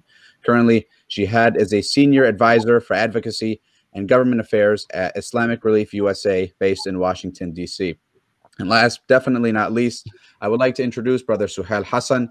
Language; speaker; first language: English; native; English